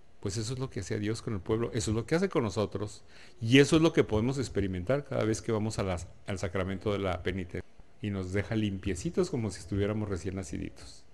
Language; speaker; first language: Spanish; native; Spanish